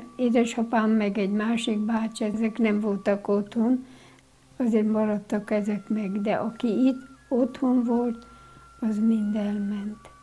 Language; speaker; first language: Hungarian; non-native, local second language; German